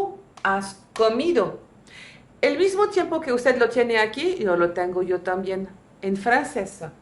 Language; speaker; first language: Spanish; non-native, learner; French